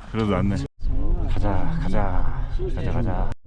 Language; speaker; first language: Korean; native; Korean